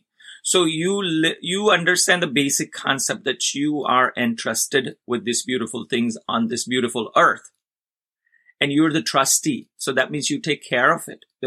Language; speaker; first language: English; non-native, local second language; Gujarati